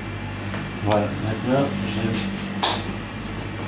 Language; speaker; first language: French; non-native, learner; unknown